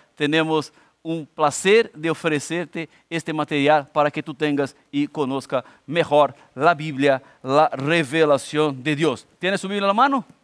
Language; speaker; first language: Spanish; non-native, fluent; Portuguese